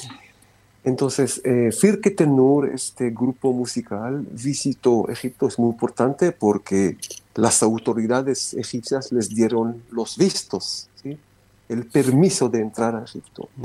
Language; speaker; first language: Spanish; non-native, fluent; Romanian